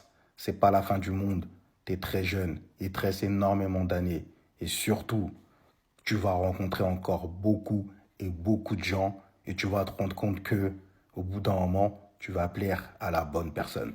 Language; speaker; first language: French; native; French